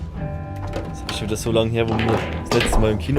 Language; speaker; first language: German; native; German